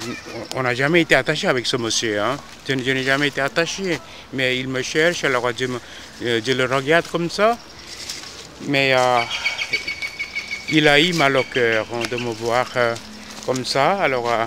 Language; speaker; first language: French; non-native, fluent; Korean